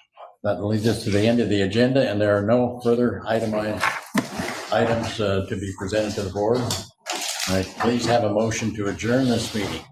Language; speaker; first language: English; native; English